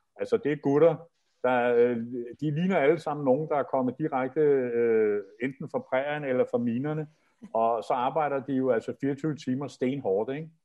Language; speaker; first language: Danish; native; Danish